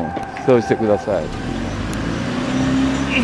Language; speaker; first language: Japanese; native; Japanese